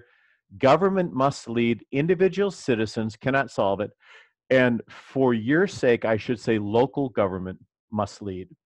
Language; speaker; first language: English; native; English